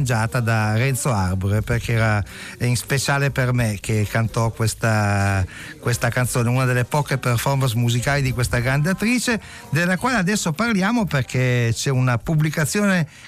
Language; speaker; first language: Italian; native; Italian